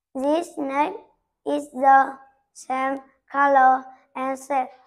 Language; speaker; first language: English; non-native, learner; Vietnamese